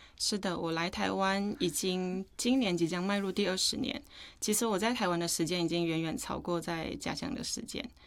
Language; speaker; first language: Chinese; non-native, fluent; Thai